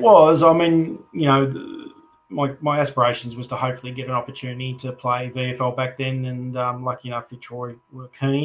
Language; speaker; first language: English; native; English